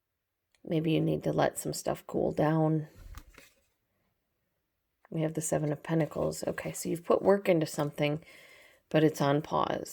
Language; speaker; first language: English; native; English